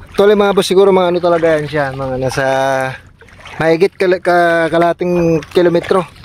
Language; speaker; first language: Filipino; non-native, local second language; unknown